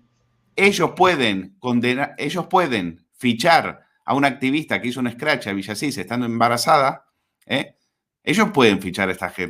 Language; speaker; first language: Spanish; native; Spanish